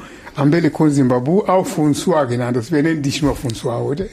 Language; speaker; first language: German; non-native, fluent; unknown